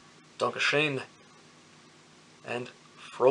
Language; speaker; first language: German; non-native, learner; English